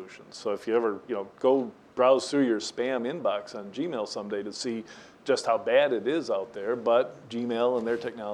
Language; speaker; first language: English; native; English